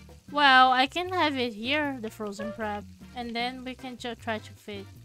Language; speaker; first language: English; non-native, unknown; Portuguese